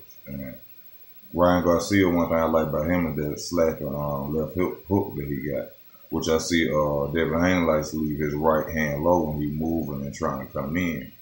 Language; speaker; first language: English; native; English